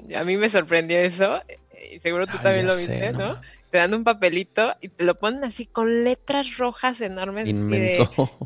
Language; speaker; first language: Spanish; native; Spanish